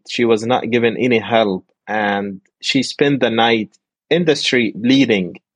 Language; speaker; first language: English; non-native, fluent; Arabic